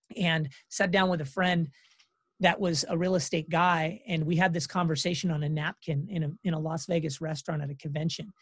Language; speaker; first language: English; native; English